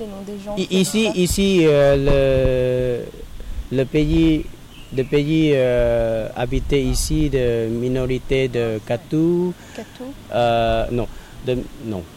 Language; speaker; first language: French; non-native, learner; Lao